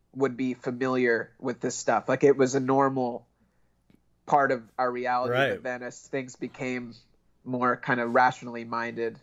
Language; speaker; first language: English; native; English